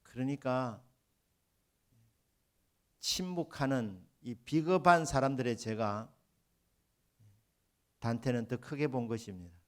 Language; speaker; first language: Korean; native; Korean